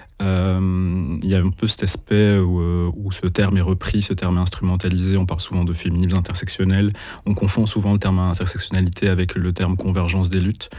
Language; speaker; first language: French; native; French